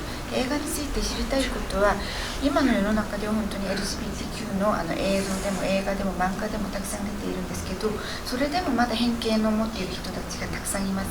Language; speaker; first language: Japanese; non-native, fluent; Korean